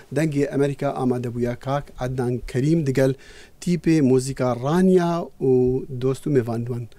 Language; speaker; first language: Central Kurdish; non-native, local second language; Kurdish